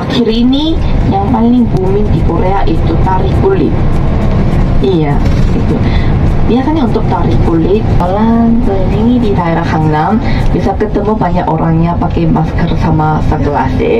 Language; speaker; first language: Indonesian; non-native, fluent; Korean